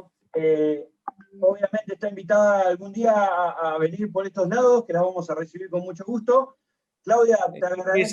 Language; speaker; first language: Spanish; native; Spanish